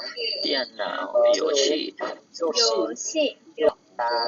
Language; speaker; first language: Chinese; non-native, learner; Lao